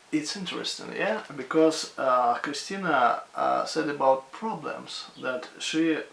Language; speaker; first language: English; non-native, fluent; Russian